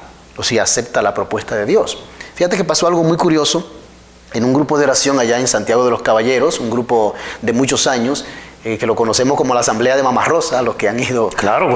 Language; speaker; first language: Spanish; native; Spanish